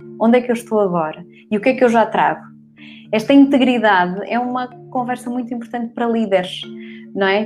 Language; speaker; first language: Portuguese; native; Portuguese